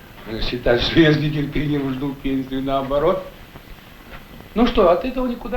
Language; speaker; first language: Russian; native; Russian